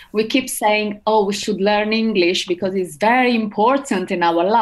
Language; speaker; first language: English; non-native, fluent; Italian